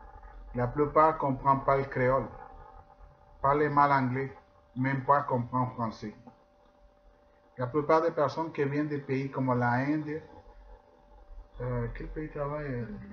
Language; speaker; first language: French; non-native, fluent; Spanish